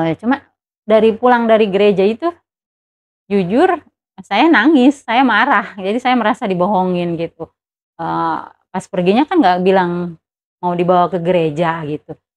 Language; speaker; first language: Indonesian; non-native, local second language; Sundanese